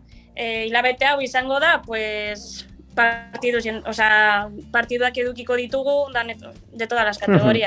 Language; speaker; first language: Basque; non-native, local second language; Spanish